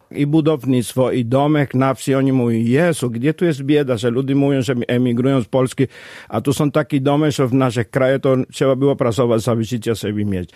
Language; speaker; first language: Polish; non-native, fluent; Spanish